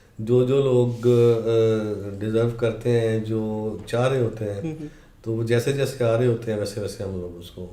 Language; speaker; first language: Urdu; native; Urdu